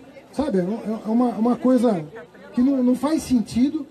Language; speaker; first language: Portuguese; native; Portuguese